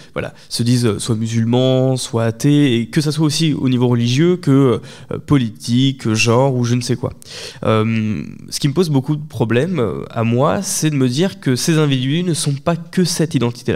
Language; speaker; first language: French; native; French